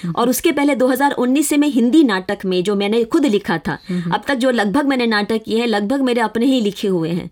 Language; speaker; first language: Hindi; non-native, local second language; Maithili